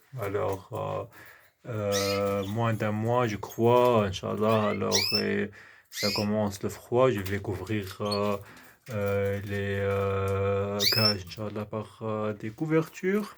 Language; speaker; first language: French; non-native, local second language; Arabic